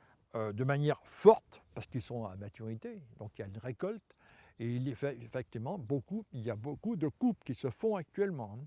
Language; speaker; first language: French; native; French